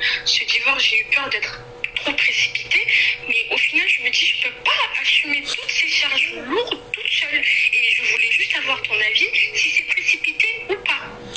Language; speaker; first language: French; early bilingual, other home language; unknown